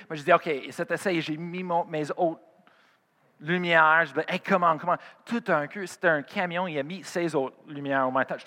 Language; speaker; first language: French; non-native, fluent; English